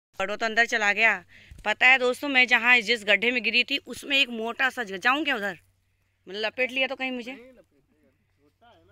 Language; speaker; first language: Hindi; native; Hindi